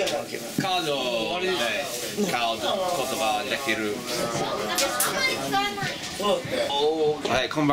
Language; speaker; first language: Japanese; non-native, learner; English